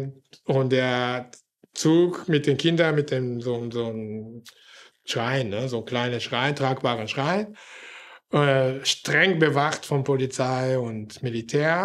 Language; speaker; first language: German; non-native, fluent; Japanese